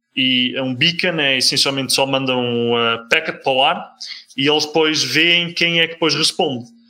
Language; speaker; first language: Portuguese; non-native, fluent; Dutch